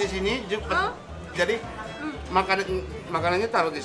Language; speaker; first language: Indonesian; non-native, fluent; Japanese